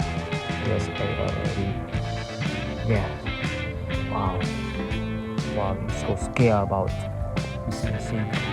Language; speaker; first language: English; non-native, learner; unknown